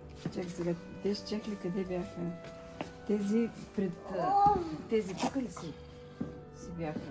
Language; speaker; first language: Bulgarian; native; Bulgarian